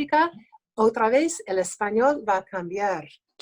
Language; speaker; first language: Spanish; early bilingual, other home language; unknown